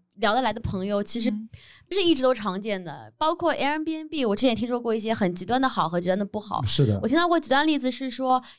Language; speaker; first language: Chinese; native; Chinese